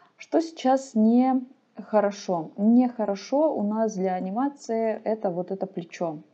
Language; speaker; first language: Russian; non-native, local second language; Ukrainian